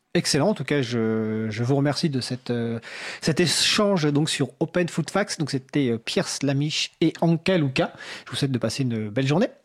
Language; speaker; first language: French; native; French